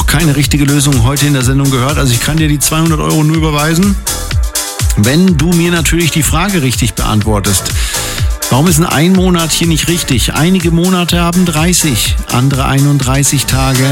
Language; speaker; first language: German; native; German